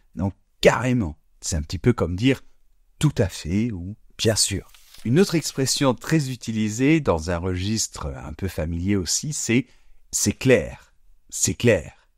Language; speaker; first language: French; native; French